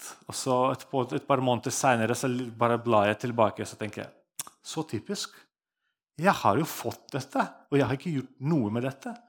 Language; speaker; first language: Norwegian; non-native, fluent; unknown